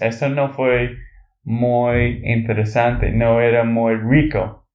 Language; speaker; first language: Spanish; non-native, learner; English